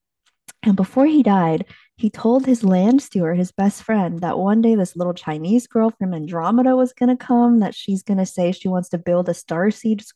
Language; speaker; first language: English; early bilingual, other home language; Chinese